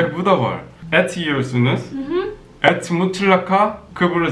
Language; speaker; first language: Turkish; non-native, learner; Korean